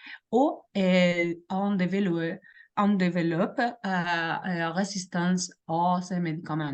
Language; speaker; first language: French; non-native, learner; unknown